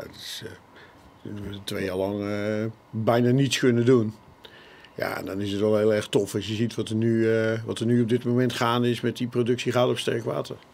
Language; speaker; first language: Dutch; native; Dutch